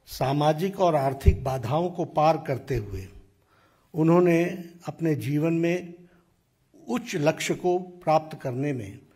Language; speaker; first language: Hindi; native; Hindi